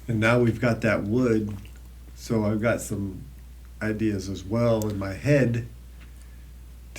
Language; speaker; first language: English; native; English